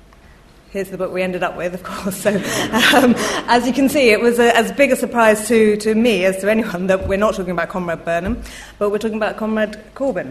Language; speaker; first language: English; native; English